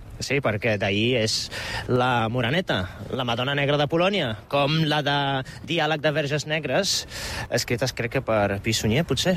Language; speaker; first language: Catalan; non-native, fluent; Polish